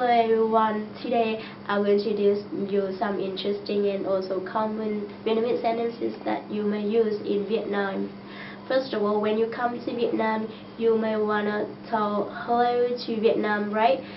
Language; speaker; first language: English; non-native, fluent; Vietnamese